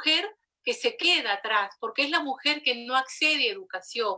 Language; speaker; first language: Spanish; native; Spanish